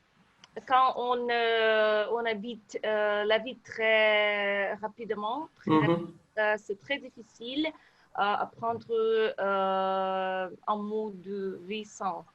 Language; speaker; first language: French; non-native, learner; Russian